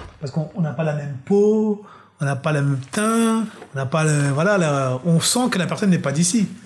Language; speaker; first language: French; early bilingual, other home language; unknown